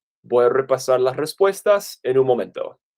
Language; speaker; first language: Spanish; non-native, fluent; English